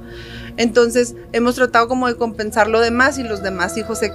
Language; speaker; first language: Spanish; native; Spanish